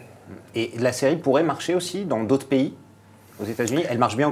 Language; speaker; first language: French; native; French